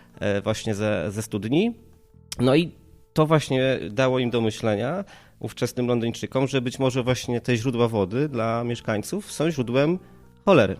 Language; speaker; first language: Polish; native; Polish